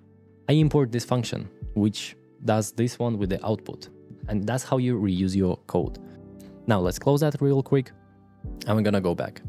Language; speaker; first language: English; non-native, fluent; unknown